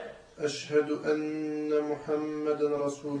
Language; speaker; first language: Arabic; non-native, learner; French